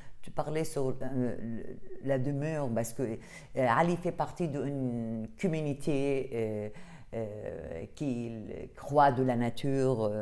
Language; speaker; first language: French; non-native, learner; Arabic